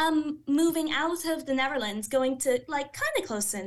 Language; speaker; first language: English; native; English